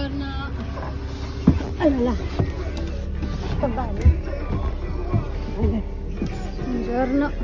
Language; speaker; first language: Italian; early bilingual, other home language; Filipino